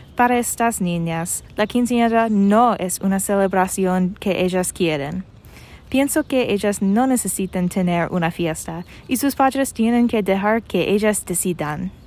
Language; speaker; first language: Spanish; non-native, learner; English